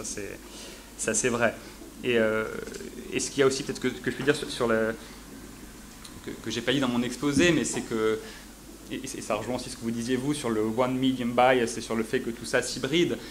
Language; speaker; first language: French; native; French